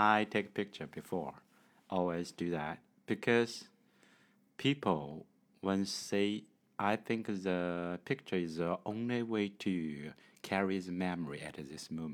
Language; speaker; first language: English; non-native, learner; Chinese